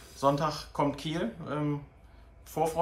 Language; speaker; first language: German; native; German